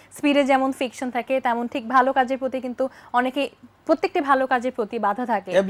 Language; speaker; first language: Bangla; native; Bangla